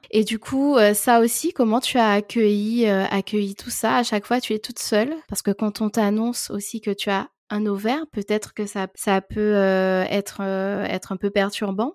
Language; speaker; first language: French; native; French